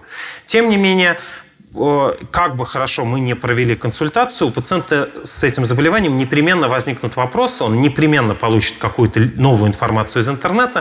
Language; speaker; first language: Russian; native; Russian